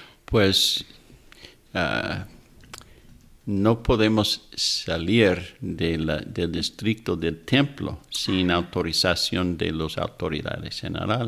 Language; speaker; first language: Spanish; non-native, fluent; English